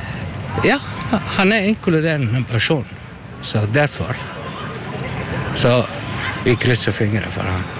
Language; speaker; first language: Norwegian; non-native, learner; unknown